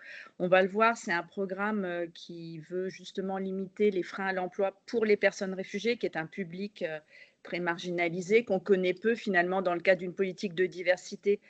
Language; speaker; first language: French; native; French